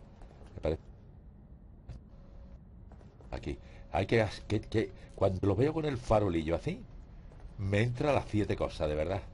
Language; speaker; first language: Spanish; native; Spanish